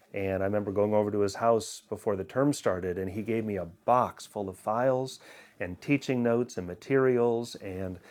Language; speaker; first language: English; native; English